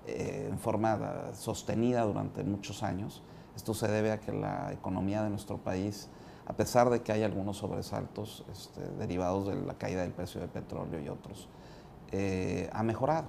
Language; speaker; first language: Spanish; native; Spanish